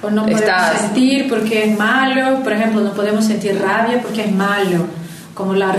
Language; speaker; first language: Spanish; non-native, learner; Portuguese